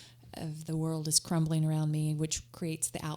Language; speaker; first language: English; native; English